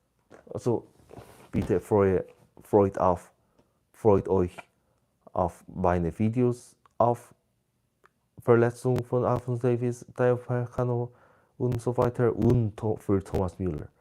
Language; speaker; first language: German; non-native, learner; Korean